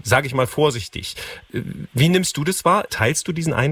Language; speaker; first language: German; native; German